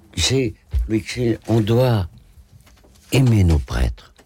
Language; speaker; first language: French; native; French